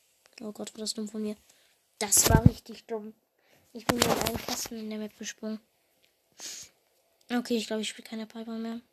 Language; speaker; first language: German; native; German